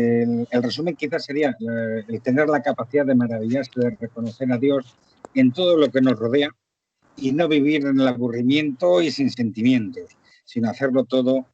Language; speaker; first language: Spanish; native; Spanish